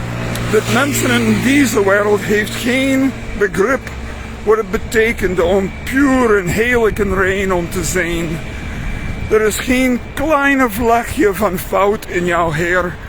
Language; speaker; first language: Dutch; non-native, fluent; English